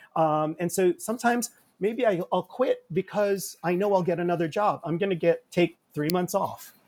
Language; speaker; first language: English; native; English